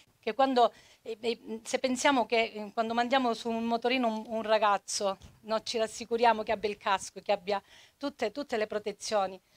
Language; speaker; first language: Italian; native; Italian